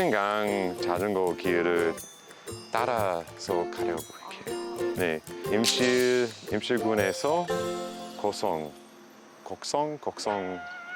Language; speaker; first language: Korean; non-native, fluent; English